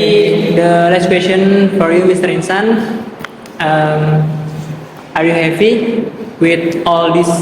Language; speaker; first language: English; non-native, learner; Indonesian